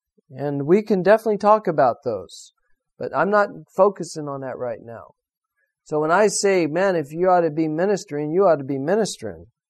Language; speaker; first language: English; native; English